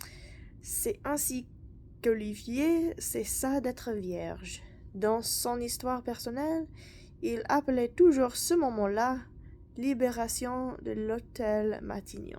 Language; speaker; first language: French; non-native, learner; English